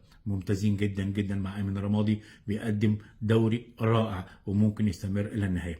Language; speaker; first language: Arabic; native; Arabic